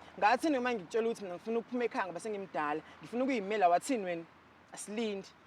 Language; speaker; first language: Zulu; non-native, local second language; Xhosa